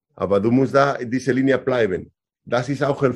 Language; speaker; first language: German; non-native, learner; Spanish